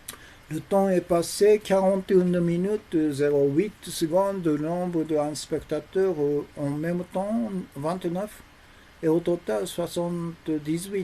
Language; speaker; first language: French; non-native, learner; Japanese